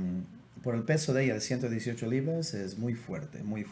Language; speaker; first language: Spanish; native; Spanish